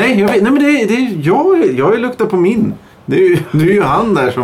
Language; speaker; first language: Swedish; native; Swedish